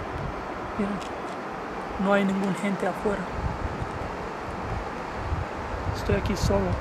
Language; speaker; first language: Spanish; non-native, learner; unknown